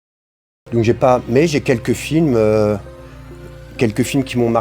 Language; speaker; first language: French; native; French